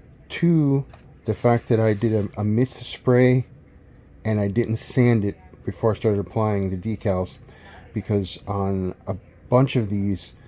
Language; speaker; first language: English; native; English